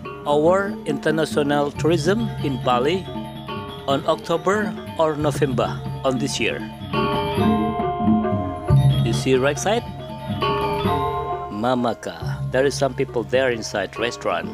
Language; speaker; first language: English; non-native, local second language; Indonesian